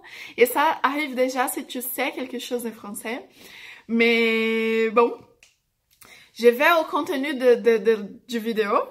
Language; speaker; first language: French; non-native, fluent; Portuguese